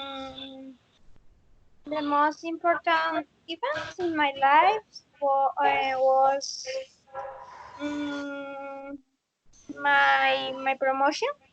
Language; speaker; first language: English; non-native, learner; Spanish